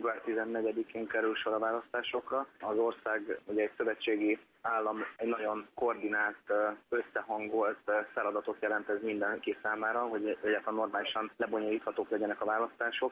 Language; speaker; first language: Hungarian; native; Hungarian